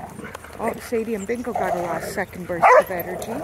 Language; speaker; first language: English; native; English